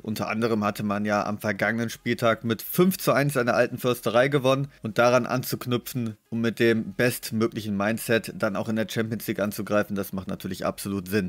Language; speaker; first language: German; native; German